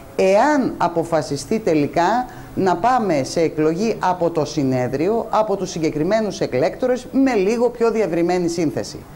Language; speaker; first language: Greek; native; Greek